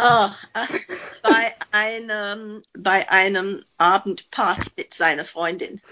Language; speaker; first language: German; non-native, fluent; English